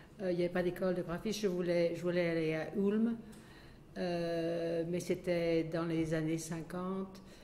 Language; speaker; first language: French; native; French